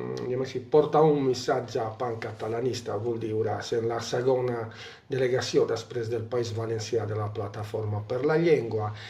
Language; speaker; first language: Catalan; non-native, local second language; Italian